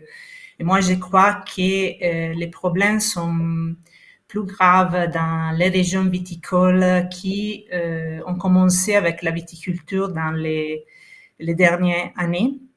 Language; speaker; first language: French; non-native, fluent; Italian